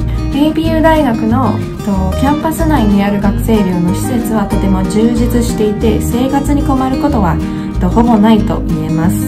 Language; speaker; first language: Japanese; non-native, fluent; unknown